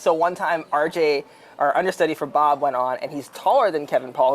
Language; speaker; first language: English; native; English